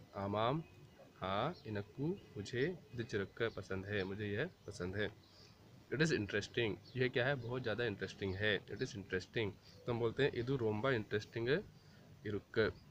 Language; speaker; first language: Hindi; native; Hindi